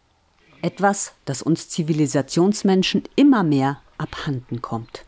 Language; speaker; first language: German; native; German